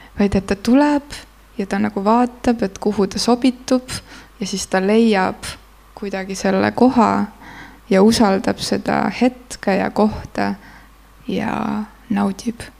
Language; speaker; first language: Estonian; native; Estonian